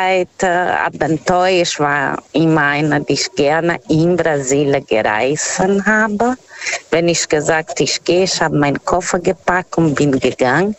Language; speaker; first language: German; non-native, fluent; Portuguese